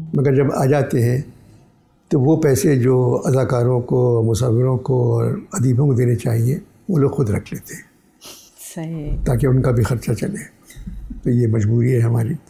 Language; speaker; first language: Urdu; native; Urdu